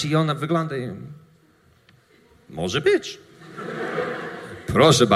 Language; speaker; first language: Polish; non-native, learner; English